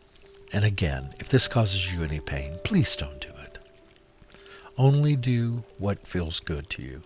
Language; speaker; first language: English; native; English